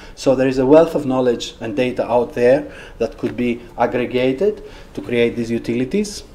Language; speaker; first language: English; non-native, fluent; Greek